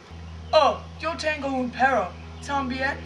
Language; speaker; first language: Spanish; non-native, learner; English